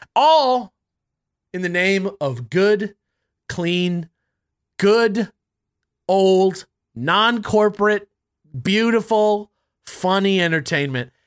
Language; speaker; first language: English; native; English